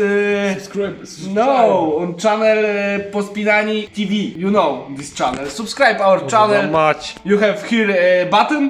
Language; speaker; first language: English; non-native, learner; Polish